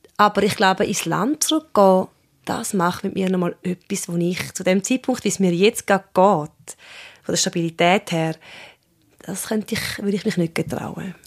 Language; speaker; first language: German; early bilingual, other home language; Swiss German